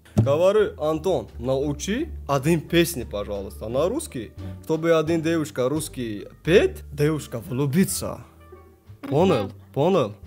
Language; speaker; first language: Russian; non-native, learner; Tajik